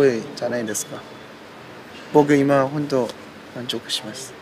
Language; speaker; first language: Japanese; non-native, learner; Korean